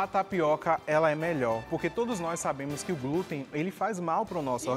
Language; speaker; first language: Portuguese; native; Portuguese